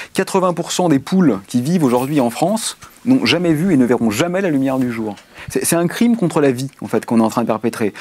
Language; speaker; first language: French; native; French